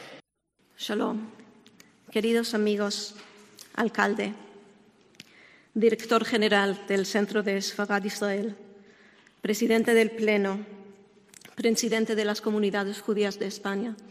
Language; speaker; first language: Spanish; non-native, fluent; Hebrew